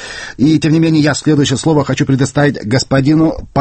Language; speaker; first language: Russian; non-native, local second language; Kazakh